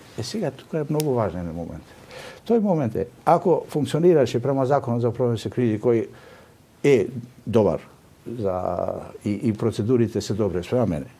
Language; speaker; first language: Macedonian; non-native, local second language; Albanian